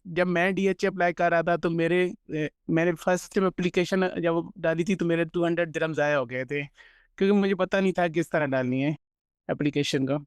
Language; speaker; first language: Urdu; non-native, local second language; Punjabi